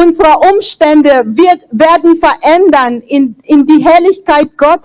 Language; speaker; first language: German; non-native, fluent; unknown